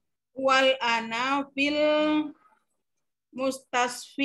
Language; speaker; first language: Arabic; non-native, learner; Indonesian